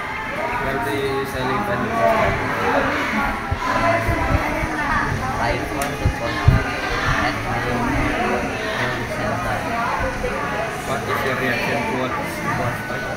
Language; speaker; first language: English; non-native, learner; Indonesian